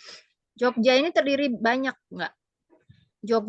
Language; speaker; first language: Indonesian; native; Indonesian